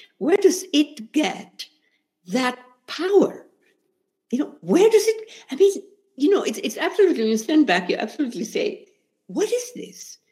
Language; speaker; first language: English; non-native, fluent; Spanish